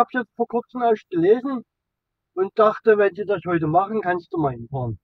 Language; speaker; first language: German; native; German